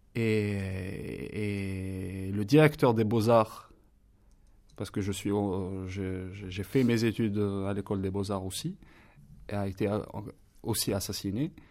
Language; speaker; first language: French; non-native, local second language; Kabyle